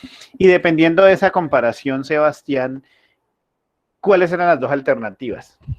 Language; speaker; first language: Spanish; native; Spanish